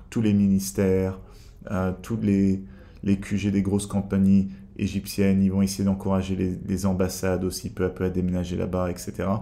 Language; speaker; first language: French; native; French